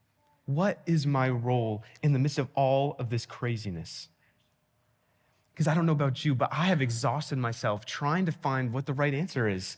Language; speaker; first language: English; native; English